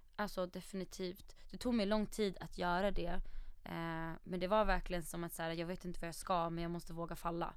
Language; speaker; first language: Swedish; early bilingual, other home language; Arabic